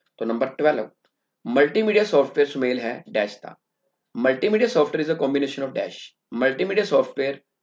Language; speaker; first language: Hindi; non-native, local second language; Punjabi